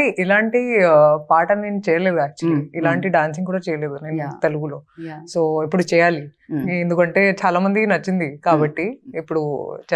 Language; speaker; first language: Telugu; non-native, fluent; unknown